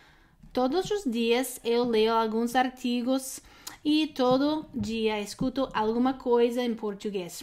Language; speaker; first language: Portuguese; non-native, learner; English